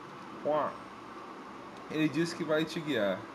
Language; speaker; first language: Portuguese; native; Portuguese